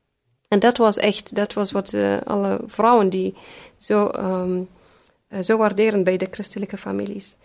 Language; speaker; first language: Dutch; early bilingual, other home language; Arabic